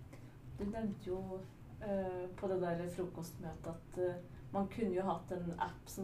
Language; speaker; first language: Norwegian; native; Norwegian